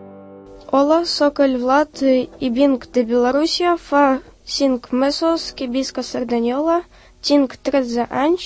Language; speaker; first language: Catalan; non-native, learner; Russian